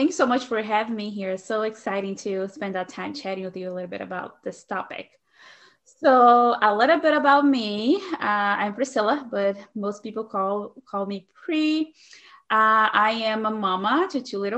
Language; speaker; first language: English; non-native, fluent; Portuguese